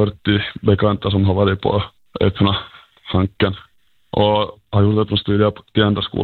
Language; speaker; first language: Swedish; native; Swedish